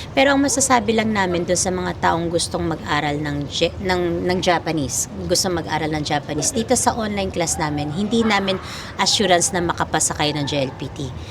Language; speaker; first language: Filipino; native; Filipino